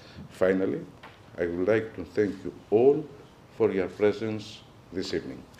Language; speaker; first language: English; non-native, fluent; Greek